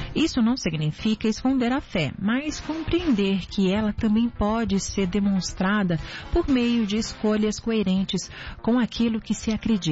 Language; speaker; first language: Portuguese; native; Portuguese